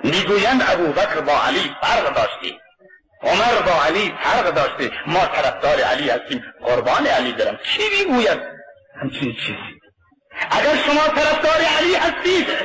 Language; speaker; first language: Persian; non-native, local second language; Baluchi